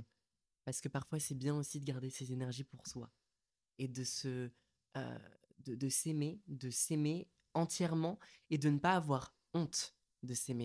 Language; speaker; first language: French; native; French